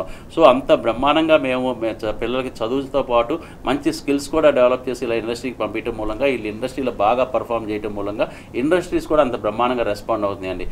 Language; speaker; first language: Telugu; native; Telugu